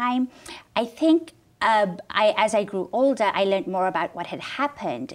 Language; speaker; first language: English; non-native, local second language; Urdu